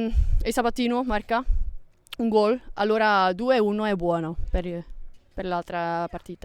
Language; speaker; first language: Italian; non-native, learner; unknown